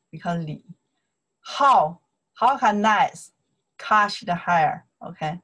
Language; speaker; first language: English; non-native, learner; Chinese